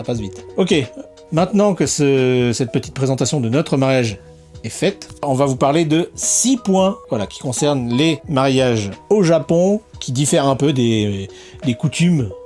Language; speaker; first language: French; native; French